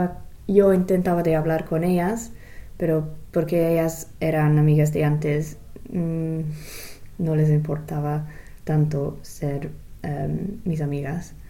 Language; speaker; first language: Spanish; non-native, fluent; English